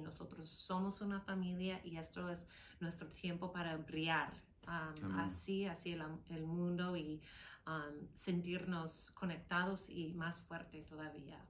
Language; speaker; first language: Spanish; non-native, fluent; English